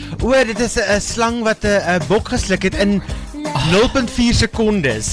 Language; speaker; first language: Afrikaans; native; Afrikaans